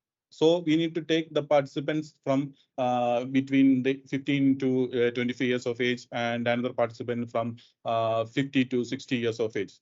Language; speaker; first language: English; non-native, local second language; Malayalam